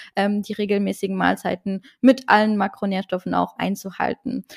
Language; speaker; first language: German; non-native, local second language; Luxembourgish